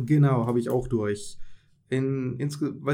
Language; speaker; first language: German; native; German